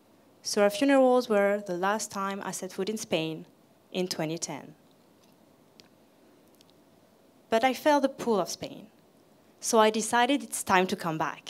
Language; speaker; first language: English; non-native, fluent; French